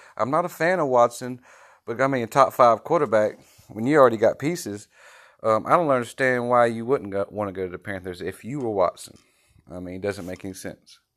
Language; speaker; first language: English; native; English